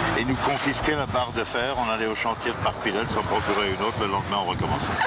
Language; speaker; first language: French; native; French